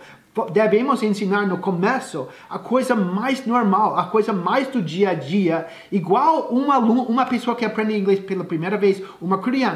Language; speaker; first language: Portuguese; non-native, fluent; English